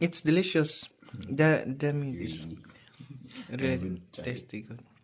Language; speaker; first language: English; non-native, local second language; Filipino